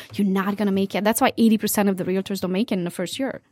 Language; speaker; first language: English; non-native, fluent; Hungarian